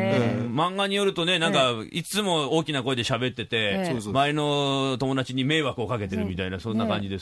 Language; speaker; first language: Japanese; native; Japanese